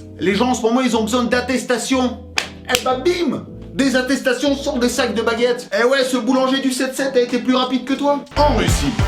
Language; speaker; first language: French; early bilingual, other home language; Russian